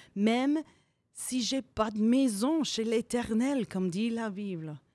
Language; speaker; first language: French; non-native, fluent; English